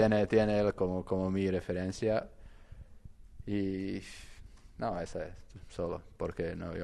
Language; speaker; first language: Spanish; non-native, learner; Croatian